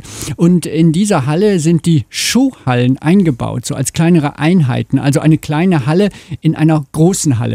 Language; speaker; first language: German; native; German